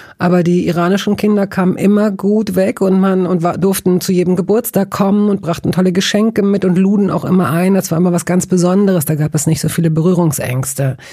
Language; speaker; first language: German; native; German